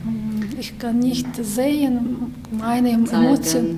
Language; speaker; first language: German; non-native, learner; Ukrainian